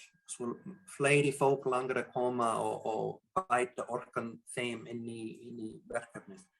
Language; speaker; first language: Icelandic; non-native, learner; English